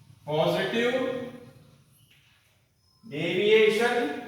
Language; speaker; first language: English; non-native, local second language; Kannada